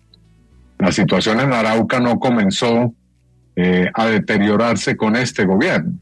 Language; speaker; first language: Spanish; native; Spanish